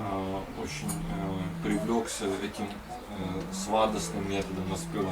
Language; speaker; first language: Russian; native; Russian